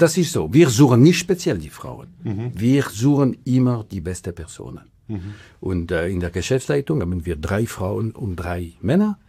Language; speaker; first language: German; non-native, local second language; French